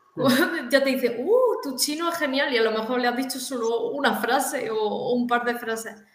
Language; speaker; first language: Spanish; native; Spanish